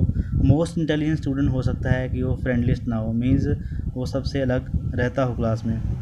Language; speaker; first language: Hindi; native; Hindi